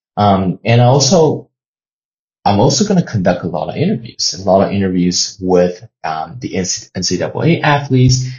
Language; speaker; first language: English; non-native, fluent; Chinese